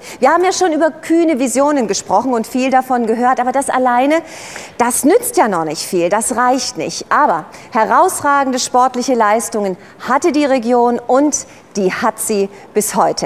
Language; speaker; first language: German; native; German